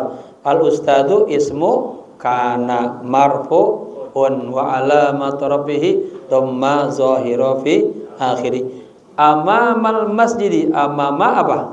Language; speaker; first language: Arabic; non-native, fluent; Indonesian